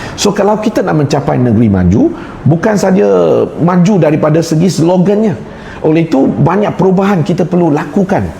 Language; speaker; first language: Malay; non-native, local second language; Chinese